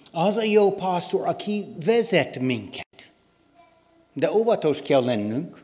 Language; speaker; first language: Hungarian; non-native, learner; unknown